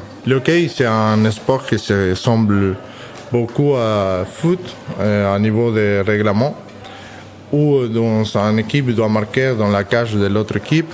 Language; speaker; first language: French; non-native, fluent; Spanish